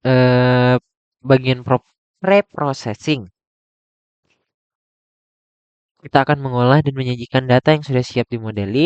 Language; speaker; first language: Indonesian; native; Indonesian